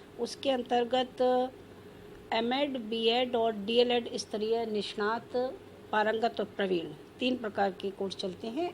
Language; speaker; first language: Hindi; native; Hindi